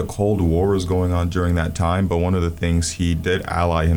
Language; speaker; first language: English; non-native, local second language; Ganda